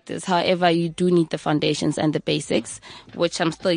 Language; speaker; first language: English; non-native, local second language; Tswana